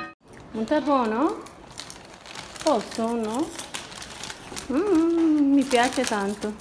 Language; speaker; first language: Italian; non-native, learner; Hindi